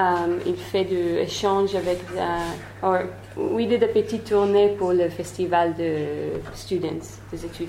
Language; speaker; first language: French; non-native, learner; Hebrew